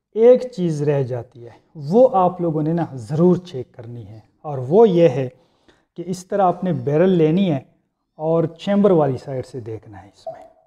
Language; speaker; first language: Urdu; non-native, local second language; Punjabi